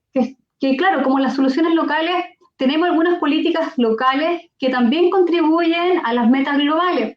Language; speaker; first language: Spanish; native; Spanish